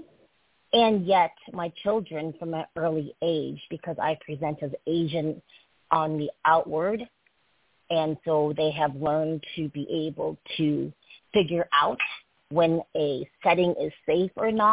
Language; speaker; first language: English; early bilingual, other home language; Chinese